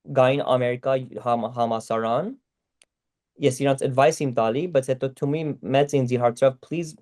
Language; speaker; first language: Armenian; early bilingual, heritage; Armenian